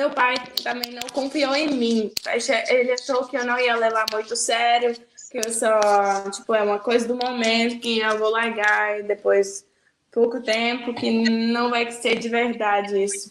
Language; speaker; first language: Portuguese; non-native, learner; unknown